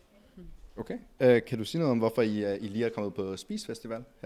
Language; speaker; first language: Danish; native; Danish